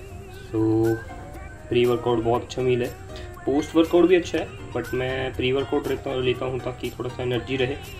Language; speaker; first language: Hindi; native; Hindi